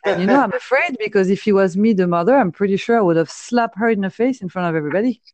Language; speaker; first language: English; non-native, fluent; French